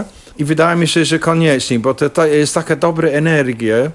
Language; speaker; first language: Polish; non-native, fluent; English